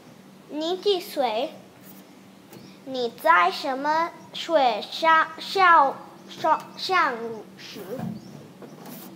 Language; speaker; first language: Chinese; non-native, learner; English